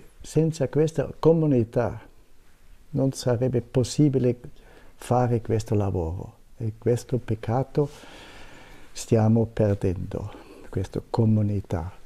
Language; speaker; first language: Italian; non-native, fluent; German